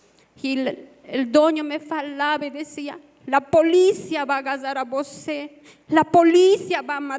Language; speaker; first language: Portuguese; non-native, learner; Spanish